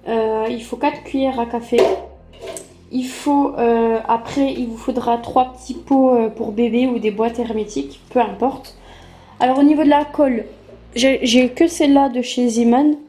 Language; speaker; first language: French; native; French